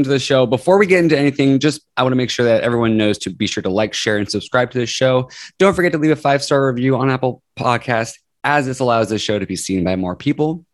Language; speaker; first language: English; native; English